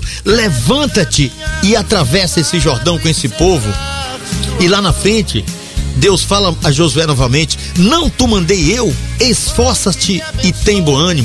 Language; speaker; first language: Portuguese; native; Portuguese